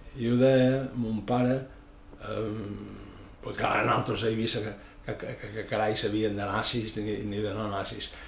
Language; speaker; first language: Catalan; native; Catalan